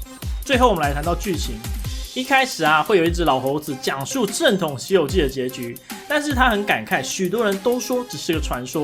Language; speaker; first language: Chinese; native; Chinese